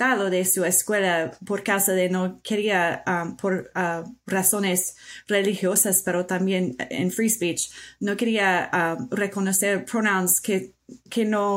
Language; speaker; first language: Spanish; non-native, fluent; English